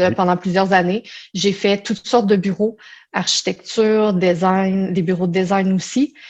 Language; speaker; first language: French; early bilingual, other home language; Portuguese